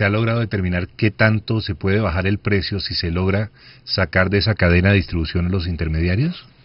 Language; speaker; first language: Spanish; native; Spanish